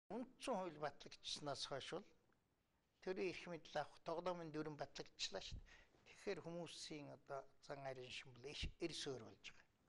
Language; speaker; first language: Mongolian; native; Mongolian